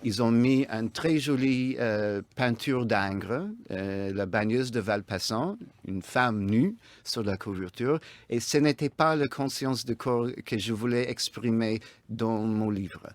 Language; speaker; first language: French; non-native, fluent; English